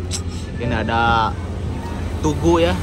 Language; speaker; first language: Indonesian; native; Indonesian